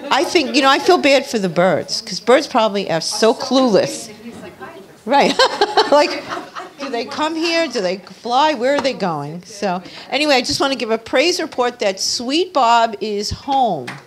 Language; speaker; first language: English; native; English